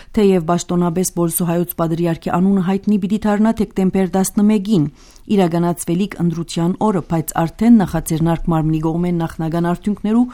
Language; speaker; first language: Armenian; early bilingual, heritage; Armenian